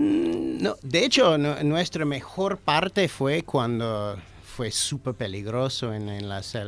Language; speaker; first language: Spanish; non-native, fluent; English